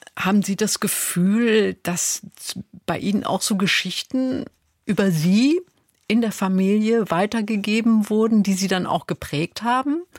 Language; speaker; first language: German; native; German